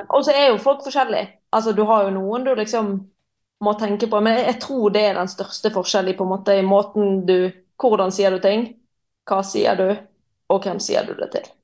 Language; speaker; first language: Norwegian; native; Norwegian